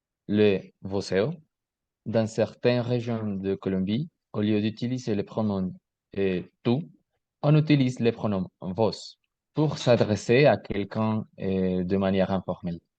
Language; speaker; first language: French; non-native, learner; Spanish